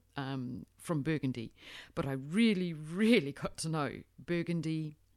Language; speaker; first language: English; native; English